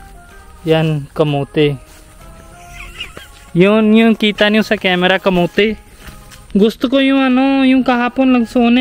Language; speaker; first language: Filipino; non-native, learner; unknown